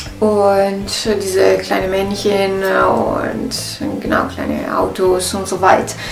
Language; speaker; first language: German; non-native, learner; Italian